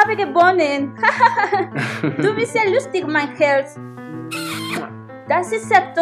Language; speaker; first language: German; non-native, learner; Spanish